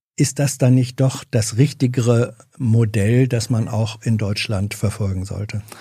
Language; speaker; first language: German; native; German